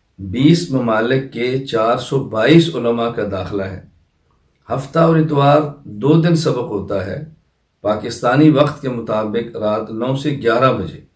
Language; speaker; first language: Urdu; non-native, local second language; Punjabi